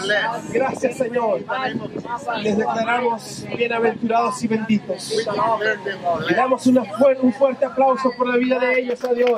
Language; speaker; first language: Spanish; native; Spanish